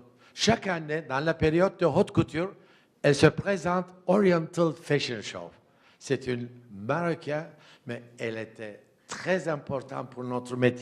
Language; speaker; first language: French; non-native, fluent; Turkish